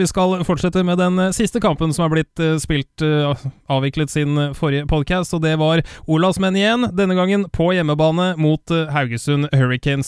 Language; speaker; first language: Norwegian; native; Norwegian